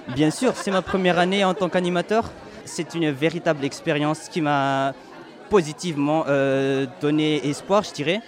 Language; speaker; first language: French; non-native, local second language; Malagasy